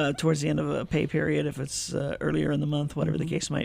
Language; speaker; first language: English; native; English